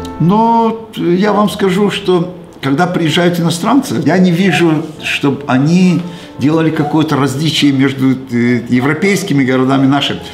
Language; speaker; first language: Russian; non-native, local second language; Gagauz